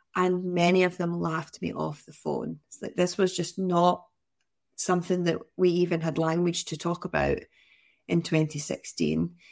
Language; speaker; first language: English; native; English